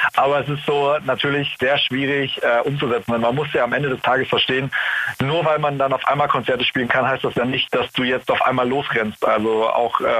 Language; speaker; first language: German; native; German